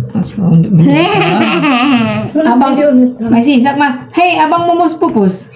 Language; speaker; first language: German; non-native, learner; Indonesian